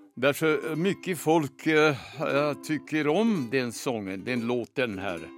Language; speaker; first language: Swedish; non-native, learner; German